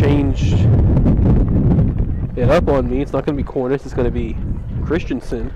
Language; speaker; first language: English; native; English